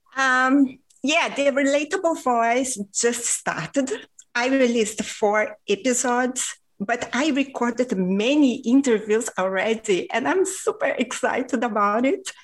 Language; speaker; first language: English; non-native, fluent; Portuguese